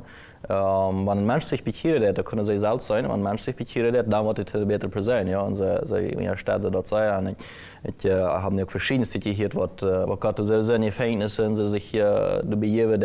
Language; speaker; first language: German; non-native, local second language; Plautdietsch